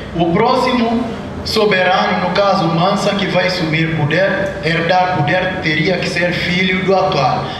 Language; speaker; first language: Portuguese; non-native, local second language; Upper Guinea Crioulo